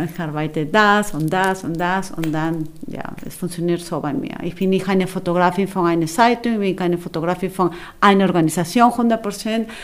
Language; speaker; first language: German; non-native, fluent; Spanish